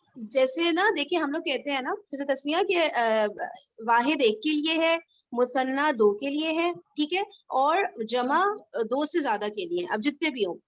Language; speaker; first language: Urdu; native; Urdu